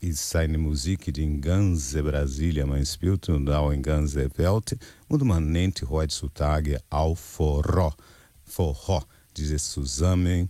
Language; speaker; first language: German; non-native, learner; Portuguese